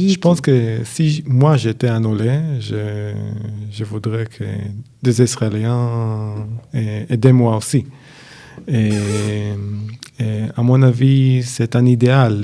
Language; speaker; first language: French; non-native, learner; Hebrew